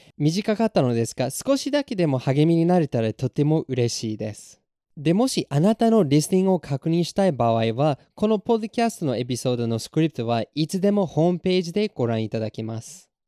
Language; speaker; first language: Japanese; non-native, fluent; English